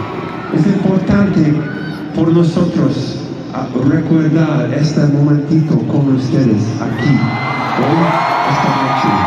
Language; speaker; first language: Spanish; non-native, learner; English